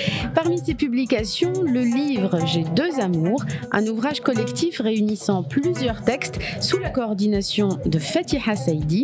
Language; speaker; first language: French; non-native, local second language; Arabic